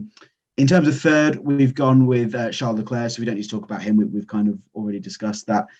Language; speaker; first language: English; native; English